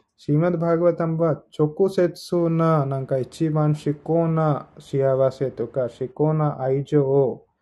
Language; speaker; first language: Japanese; non-native, learner; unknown